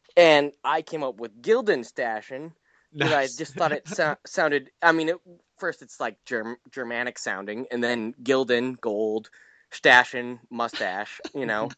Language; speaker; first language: English; native; English